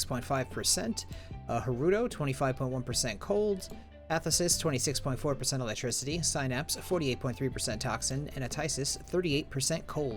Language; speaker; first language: English; native; English